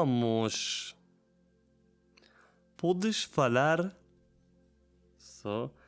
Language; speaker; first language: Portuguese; non-native, learner; German